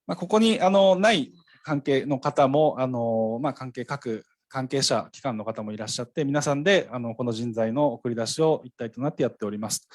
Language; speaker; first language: Japanese; native; Japanese